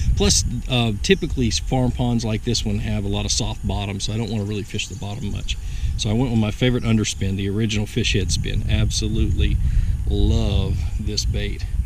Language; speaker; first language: English; native; English